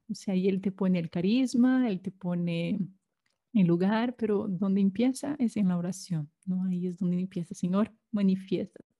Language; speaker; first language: Spanish; non-native, fluent; Portuguese